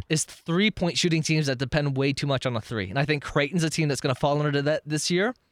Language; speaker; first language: English; native; English